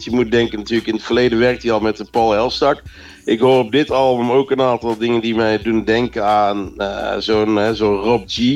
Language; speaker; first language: Dutch; native; Dutch